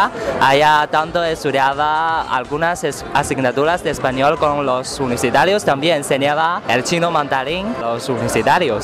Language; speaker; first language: Spanish; non-native, fluent; Chinese